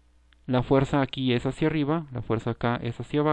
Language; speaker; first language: Spanish; native; Spanish